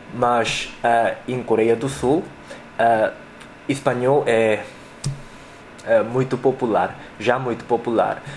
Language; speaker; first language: Portuguese; non-native, learner; Korean